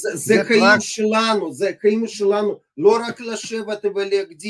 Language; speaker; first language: Hebrew; non-native, fluent; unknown